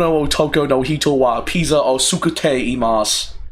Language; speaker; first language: Japanese; non-native, learner; English